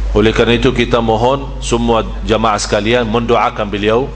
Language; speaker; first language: Indonesian; non-native, fluent; Arabic